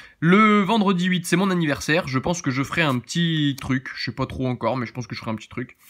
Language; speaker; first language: French; native; French